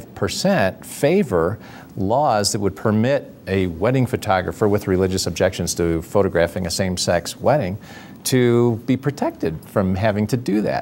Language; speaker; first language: English; native; English